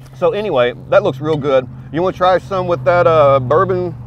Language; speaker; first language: English; native; English